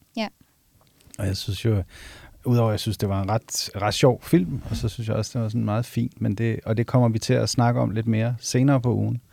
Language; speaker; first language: Danish; native; Danish